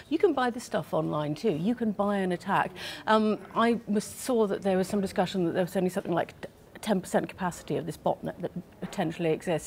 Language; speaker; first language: English; native; English